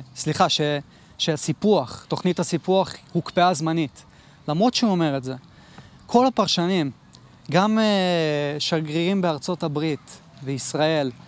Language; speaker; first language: Hebrew; native; Hebrew